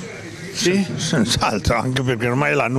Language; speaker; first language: Italian; native; Italian